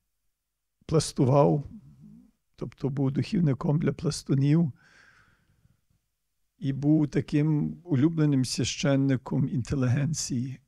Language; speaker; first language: Ukrainian; early bilingual, heritage; Ukrainian